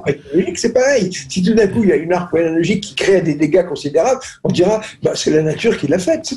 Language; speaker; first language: French; native; French